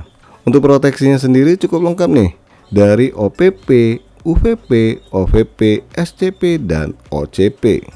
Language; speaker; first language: Indonesian; native; Indonesian